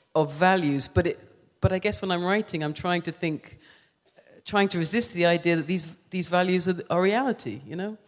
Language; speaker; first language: English; native; English